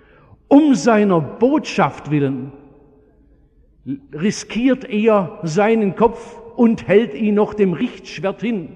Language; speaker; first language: German; native; German